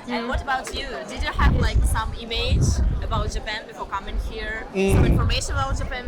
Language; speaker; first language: English; non-native, learner; Russian